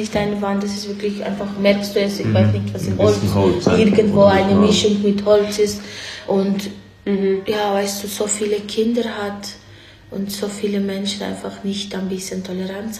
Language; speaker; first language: German; non-native, learner; Romany